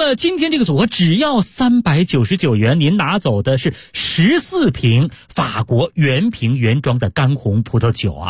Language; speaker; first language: Chinese; native; Chinese